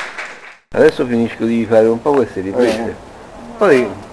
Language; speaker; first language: Italian; non-native, local second language; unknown